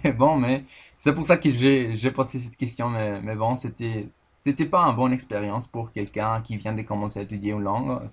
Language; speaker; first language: French; non-native, fluent; Spanish